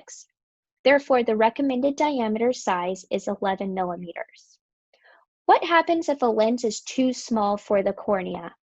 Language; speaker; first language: English; native; English